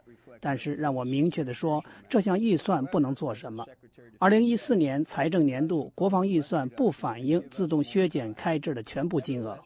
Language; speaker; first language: Chinese; native; Chinese